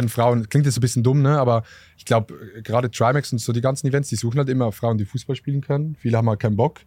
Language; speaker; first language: German; native; German